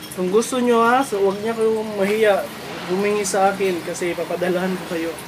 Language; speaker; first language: Filipino; non-native, local second language; Cebuano